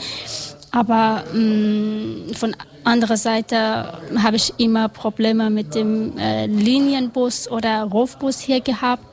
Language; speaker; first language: German; non-native, learner; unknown